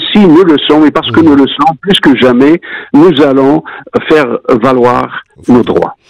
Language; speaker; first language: French; non-native, local second language; Arabic